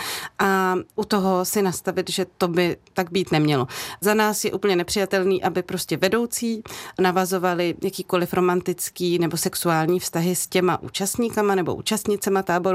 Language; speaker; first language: Czech; native; Czech